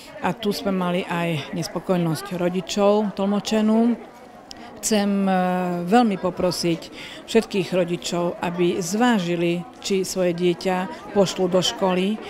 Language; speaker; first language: Slovak; native; Slovak